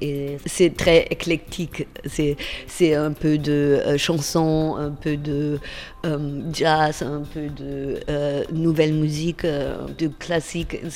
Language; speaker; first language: French; non-native, fluent; German